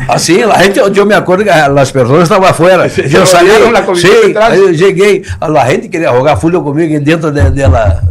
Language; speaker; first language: Spanish; non-native, learner; Portuguese